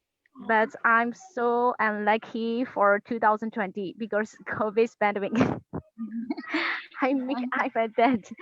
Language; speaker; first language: English; non-native, learner; Burmese